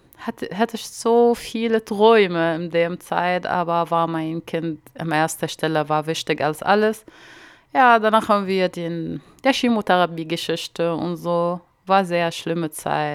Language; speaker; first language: German; non-native, learner; Arabic